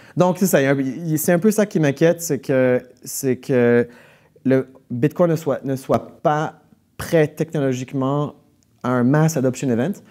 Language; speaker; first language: French; native; French